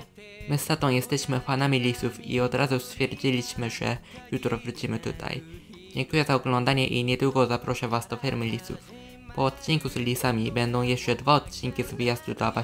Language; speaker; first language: Polish; early bilingual, heritage; Polish